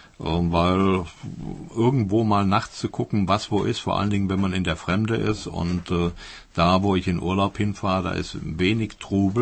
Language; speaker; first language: German; native; German